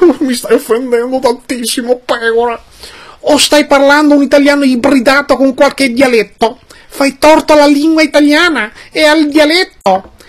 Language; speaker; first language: Italian; early bilingual, other home language; Albanian